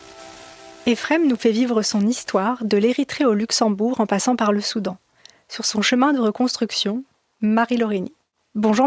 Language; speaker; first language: French; native; French